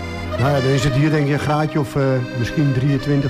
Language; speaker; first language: Dutch; native; Dutch